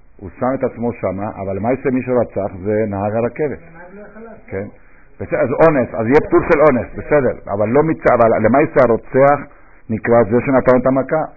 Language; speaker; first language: Hebrew; non-native, fluent; Spanish